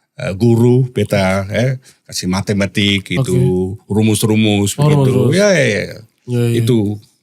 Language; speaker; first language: Indonesian; non-native, learner; Dutch